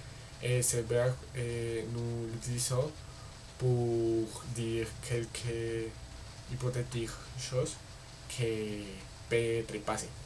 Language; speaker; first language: French; non-native, learner; Spanish